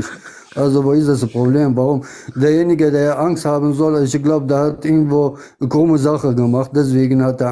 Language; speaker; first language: German; non-native, fluent; Arabic